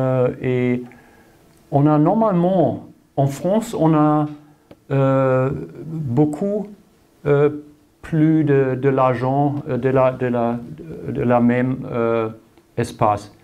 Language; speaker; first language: French; non-native, learner; German